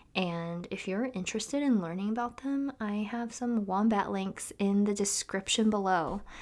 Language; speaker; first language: English; native; English